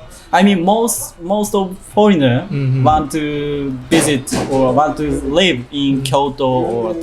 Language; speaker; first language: English; non-native, learner; Japanese